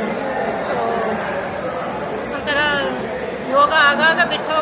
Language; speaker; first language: Kannada; native; Kannada